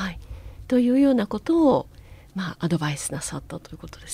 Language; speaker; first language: Japanese; native; Japanese